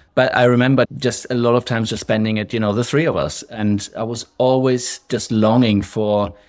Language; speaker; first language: English; non-native, fluent; German